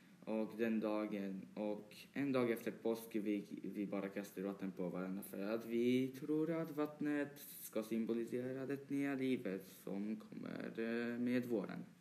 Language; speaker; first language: Swedish; early bilingual, other home language; Polish